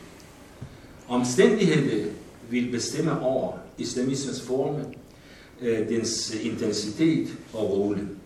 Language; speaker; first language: Danish; non-native, fluent; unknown